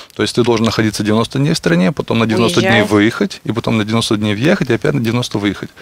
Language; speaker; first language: Russian; native; Russian